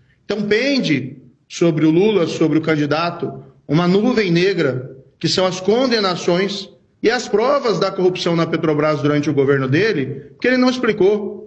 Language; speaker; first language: Portuguese; native; Portuguese